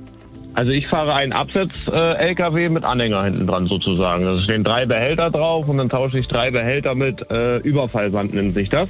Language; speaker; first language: German; native; German